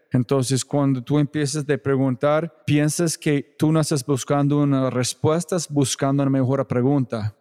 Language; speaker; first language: Spanish; non-native, learner; English